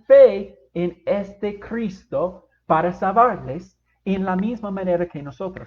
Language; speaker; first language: Spanish; non-native, fluent; English